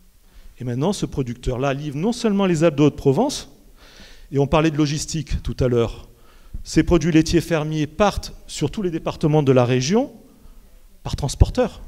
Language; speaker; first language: French; native; French